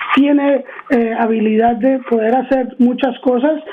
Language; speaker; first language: Spanish; early bilingual, heritage; Spanish